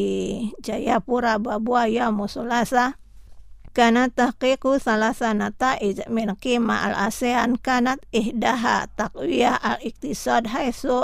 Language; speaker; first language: Arabic; non-native, fluent; Indonesian